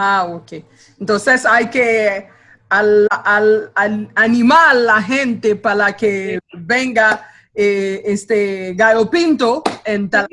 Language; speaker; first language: Spanish; non-native, fluent; Haitian Creole